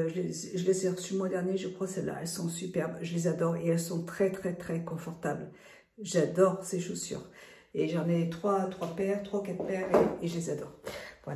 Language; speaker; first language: French; native; French